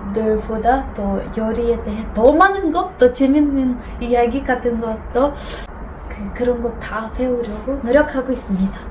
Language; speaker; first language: Korean; non-native, fluent; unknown